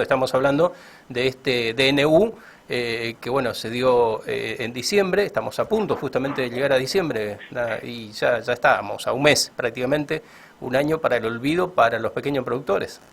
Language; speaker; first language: Spanish; native; Spanish